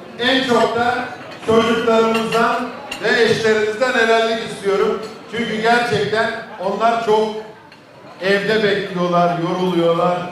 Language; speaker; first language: Turkish; native; Turkish